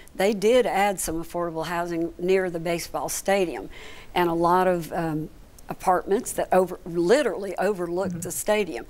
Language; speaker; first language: English; native; English